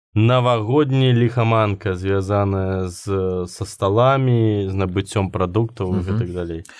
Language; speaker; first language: Belarusian; non-native, local second language; Russian